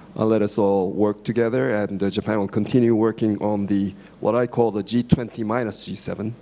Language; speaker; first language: English; non-native, fluent; Japanese